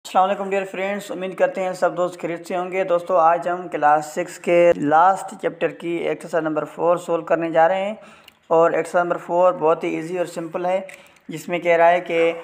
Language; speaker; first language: Urdu; non-native, local second language; Sindhi